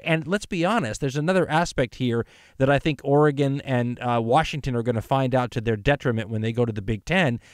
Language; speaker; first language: English; native; English